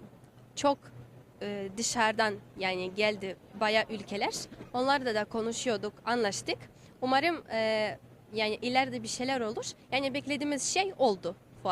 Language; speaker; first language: Turkish; non-native, learner; Russian